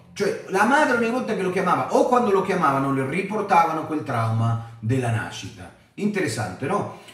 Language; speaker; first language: Italian; non-native, fluent; Spanish